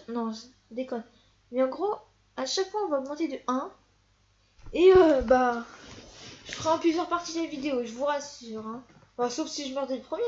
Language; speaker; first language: French; native; French